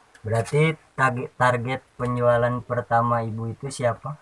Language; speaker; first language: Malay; non-native, local second language; Sundanese